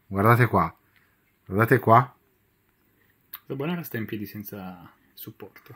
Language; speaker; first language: Italian; native; Italian